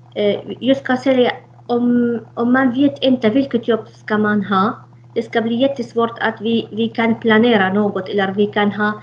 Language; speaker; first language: Swedish; non-native, fluent; Arabic